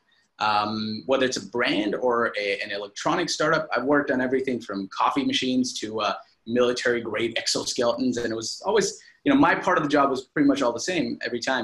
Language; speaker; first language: English; non-native, local second language; Hindi